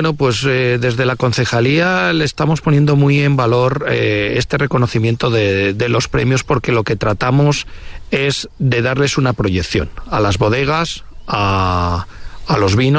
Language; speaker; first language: Spanish; native; Spanish